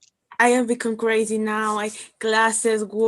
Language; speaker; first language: English; non-native, learner; Spanish